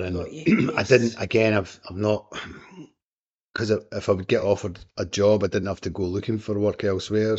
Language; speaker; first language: English; native; English